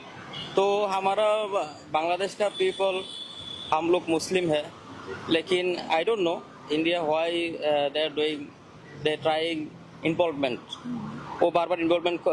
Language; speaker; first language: Hindi; non-native, learner; Bangla